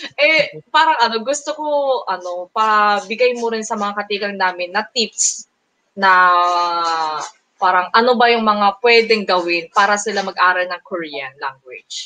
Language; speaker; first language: Filipino; native; Filipino